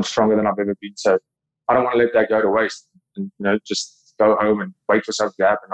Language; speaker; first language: English; non-native, local second language; Afrikaans